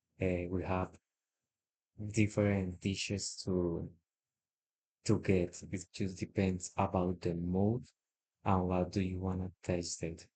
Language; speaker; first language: English; non-native, learner; Spanish